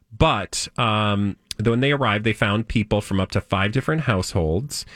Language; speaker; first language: English; native; English